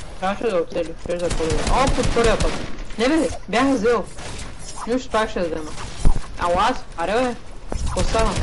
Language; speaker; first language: Bulgarian; native; Bulgarian